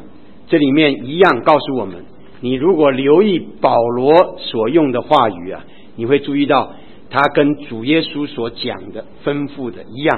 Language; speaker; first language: Chinese; native; Chinese